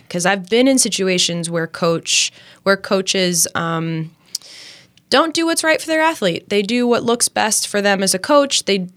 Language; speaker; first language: English; native; English